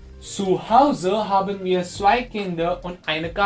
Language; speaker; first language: German; non-native, fluent; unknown